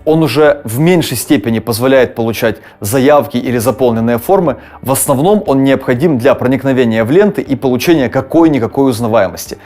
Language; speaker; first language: Russian; native; Russian